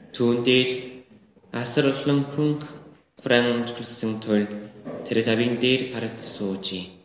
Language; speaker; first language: Mongolian; non-native, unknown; Korean